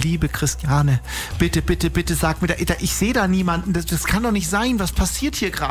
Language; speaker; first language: German; native; German